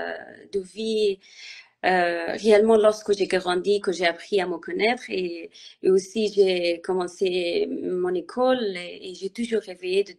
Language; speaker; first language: French; non-native, learner; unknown